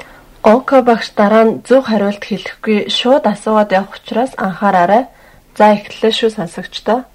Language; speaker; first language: Mongolian; native; Mongolian